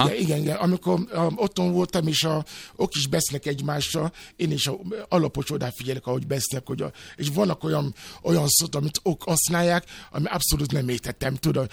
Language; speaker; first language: Hungarian; non-native, fluent; Yoruba